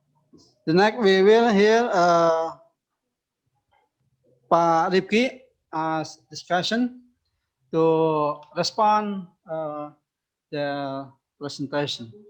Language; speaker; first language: English; non-native, local second language; Indonesian